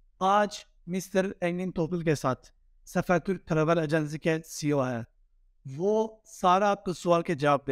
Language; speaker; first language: Hindi; non-native, fluent; Turkish